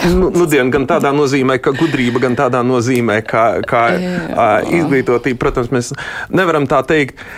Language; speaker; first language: Latvian; non-native, local second language; Russian